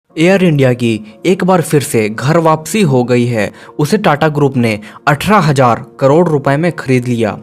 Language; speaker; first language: Hindi; native; Hindi